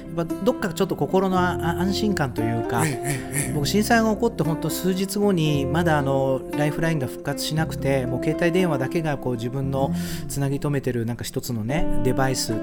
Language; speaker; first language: Japanese; early bilingual, other home language; Portuguese